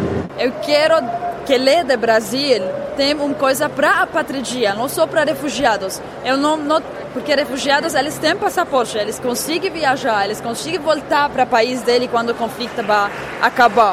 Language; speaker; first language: Portuguese; non-native, learner; Arabic